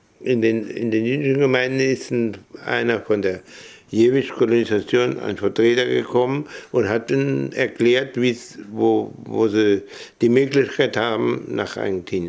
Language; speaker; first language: German; early bilingual, heritage; German